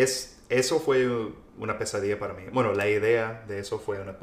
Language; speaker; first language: Spanish; non-native, fluent; English